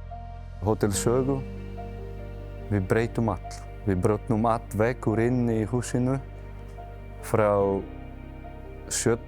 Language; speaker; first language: Icelandic; non-native, learner; Polish